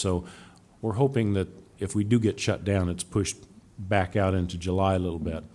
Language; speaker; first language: English; native; English